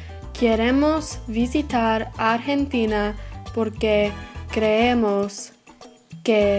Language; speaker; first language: Spanish; non-native, learner; English